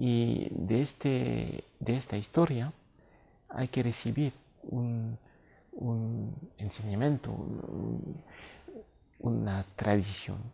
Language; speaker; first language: Spanish; non-native, fluent; French